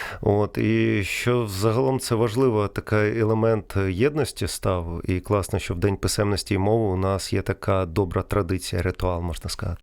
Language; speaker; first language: Ukrainian; non-native, local second language; Russian